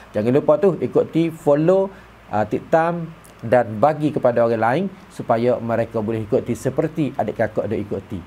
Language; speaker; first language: Malay; native; Malay